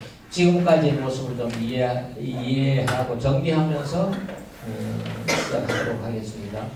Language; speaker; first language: Korean; native; Korean